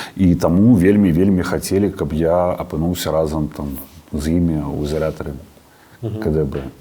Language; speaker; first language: Belarusian; non-native, local second language; Russian